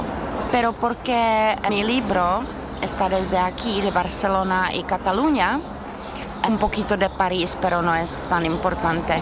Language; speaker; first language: Spanish; non-native, learner; Czech